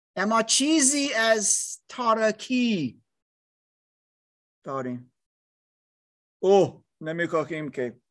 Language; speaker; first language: Persian; non-native, learner; English